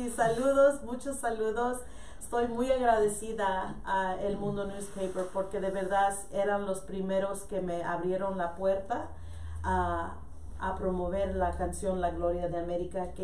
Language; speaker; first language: Spanish; early bilingual, heritage; Spanish